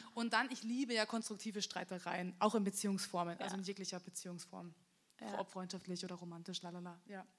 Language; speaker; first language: German; native; German